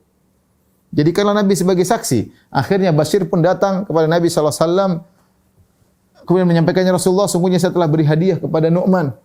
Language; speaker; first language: Indonesian; native; Indonesian